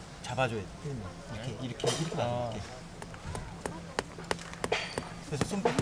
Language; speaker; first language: Korean; native; Korean